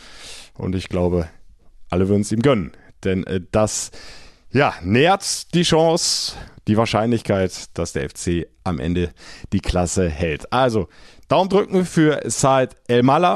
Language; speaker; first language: German; native; German